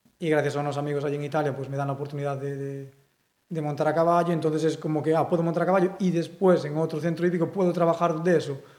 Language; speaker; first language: Spanish; non-native, local second language; Galician